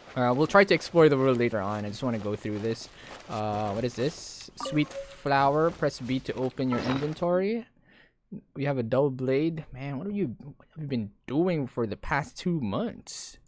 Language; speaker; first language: English; non-native, local second language; Filipino